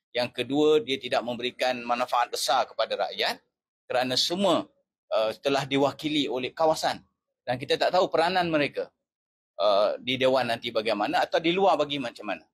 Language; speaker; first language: Malay; native; Malay